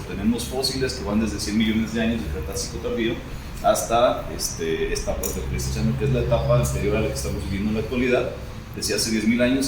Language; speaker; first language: Spanish; native; Spanish